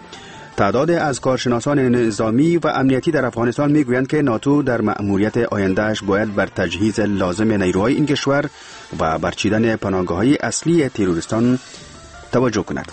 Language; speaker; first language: Persian; native; Persian